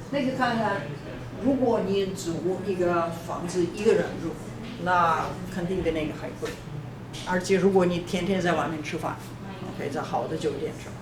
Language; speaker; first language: Chinese; non-native, fluent; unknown